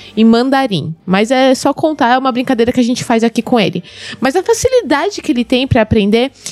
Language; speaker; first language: Portuguese; native; Portuguese